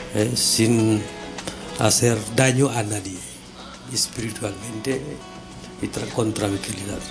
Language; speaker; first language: Spanish; non-native, fluent; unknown